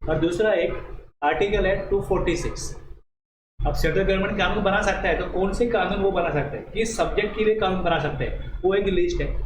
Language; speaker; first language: Hindi; non-native, local second language; Marathi